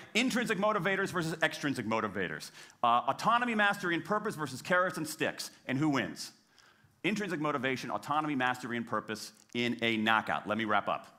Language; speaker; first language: English; native; English